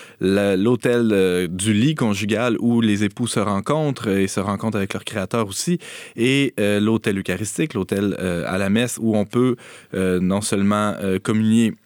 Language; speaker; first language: French; native; French